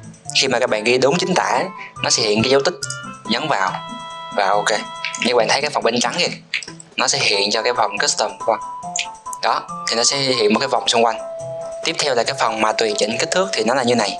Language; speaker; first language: Vietnamese; native; Vietnamese